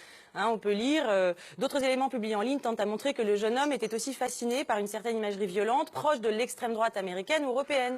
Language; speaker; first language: French; native; French